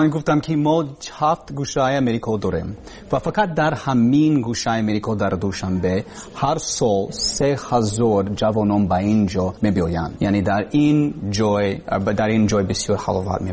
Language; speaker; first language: Persian; non-native, learner; English